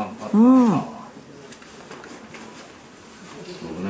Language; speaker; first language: Japanese; native; Japanese